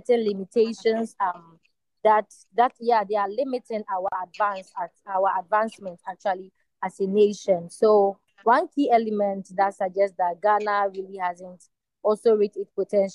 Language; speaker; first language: English; non-native, local second language; Ewe